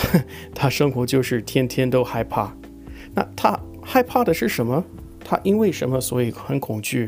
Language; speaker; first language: Chinese; non-native, fluent; English